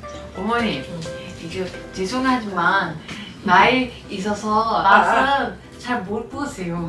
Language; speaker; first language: Korean; non-native, fluent; German